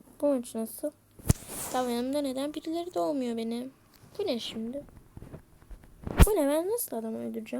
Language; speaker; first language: Turkish; native; Turkish